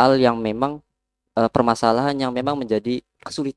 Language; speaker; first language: Indonesian; native; Indonesian